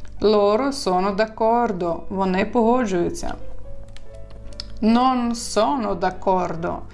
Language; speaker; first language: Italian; non-native, fluent; Ukrainian